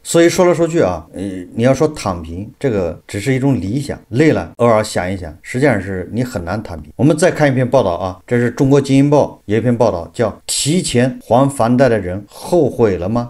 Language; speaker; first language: Chinese; native; Chinese